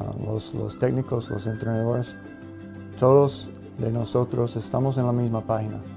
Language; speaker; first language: Spanish; non-native, fluent; English